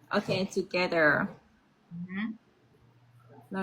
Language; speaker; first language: English; non-native, learner; Thai